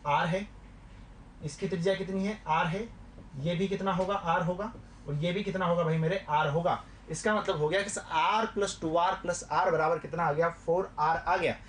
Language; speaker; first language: Hindi; native; Hindi